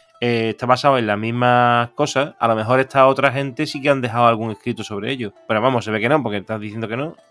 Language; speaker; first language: Spanish; native; Spanish